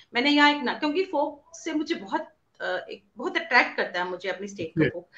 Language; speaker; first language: Hindi; native; Hindi